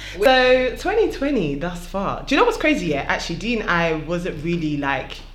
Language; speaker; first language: English; non-native, local second language; French